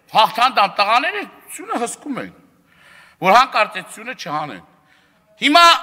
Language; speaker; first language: Armenian; native; Armenian